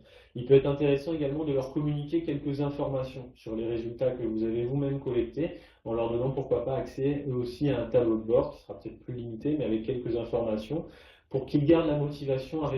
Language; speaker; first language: French; native; French